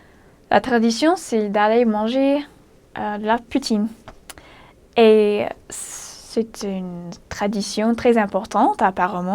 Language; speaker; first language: French; non-native, fluent; English